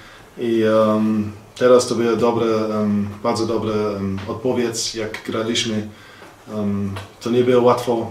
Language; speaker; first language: Polish; non-native, learner; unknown